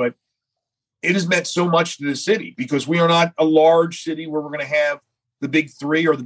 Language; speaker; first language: English; native; English